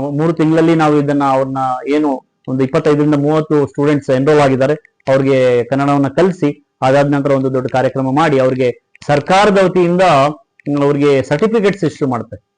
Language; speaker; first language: Kannada; non-native, local second language; Urdu